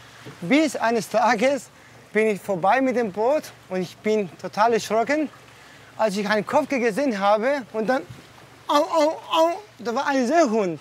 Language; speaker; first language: German; non-native, fluent; Greek